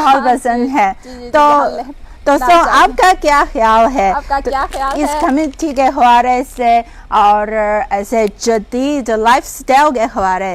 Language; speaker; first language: Urdu; non-native, fluent; Chinese